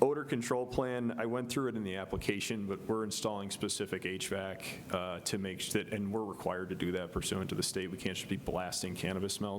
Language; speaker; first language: English; native; English